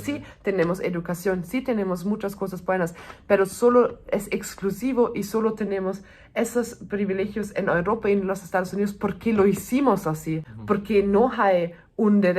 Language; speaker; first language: Spanish; non-native, fluent; German